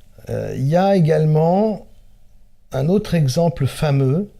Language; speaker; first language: French; native; French